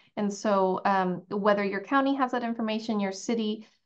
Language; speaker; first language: English; early bilingual, other home language; Spanish